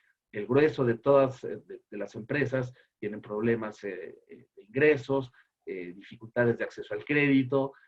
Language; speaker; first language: Spanish; native; Spanish